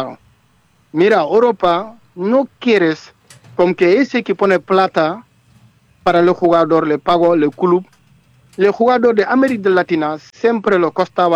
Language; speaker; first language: Spanish; non-native, learner; Wolof